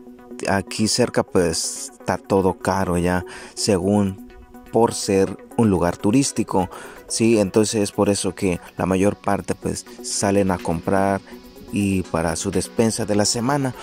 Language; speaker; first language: Spanish; native; Spanish